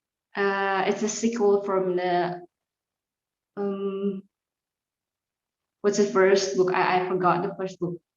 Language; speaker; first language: English; non-native, fluent; Indonesian